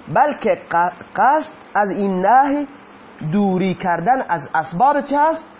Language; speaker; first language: Persian; native; Persian